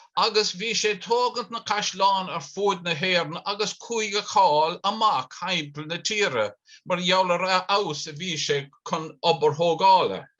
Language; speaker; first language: Irish; native; Irish